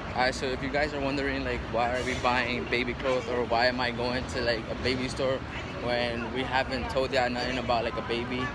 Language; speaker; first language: English; early bilingual, other home language; Spanish